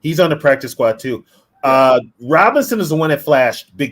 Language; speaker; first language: English; native; English